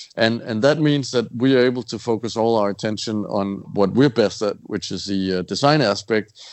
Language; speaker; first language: English; non-native, fluent; Danish